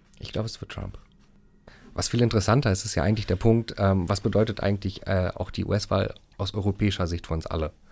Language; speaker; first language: German; native; German